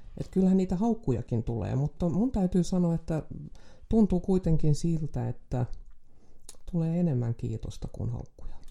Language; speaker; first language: Finnish; non-native, local second language; Swedish